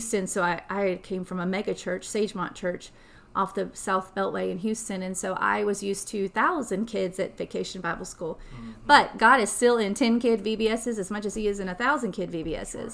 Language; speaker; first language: English; native; English